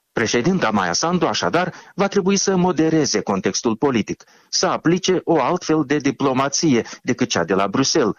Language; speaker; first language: Romanian; native; Romanian